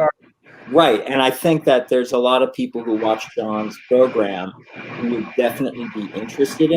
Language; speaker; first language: English; native; English